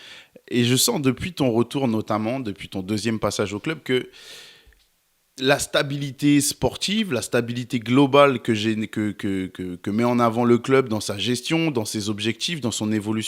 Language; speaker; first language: French; native; French